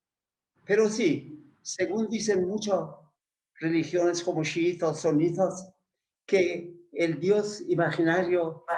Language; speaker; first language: Spanish; non-native, fluent; Persian